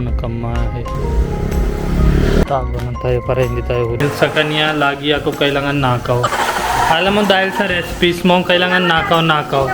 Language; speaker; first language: Filipino; non-native, learner; Punjabi